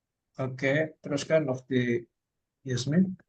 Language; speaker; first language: Malay; native; Malay